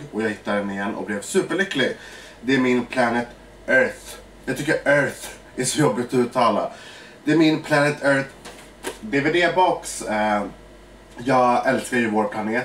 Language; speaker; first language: Swedish; early bilingual, other home language; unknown